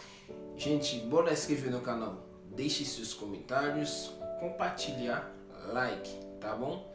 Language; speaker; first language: Portuguese; non-native, fluent; Haitian Creole